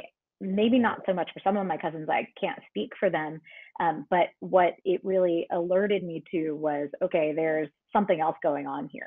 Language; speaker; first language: English; native; English